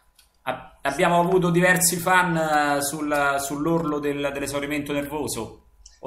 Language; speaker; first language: Italian; native; Italian